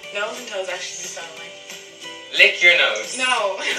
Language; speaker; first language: English; native; English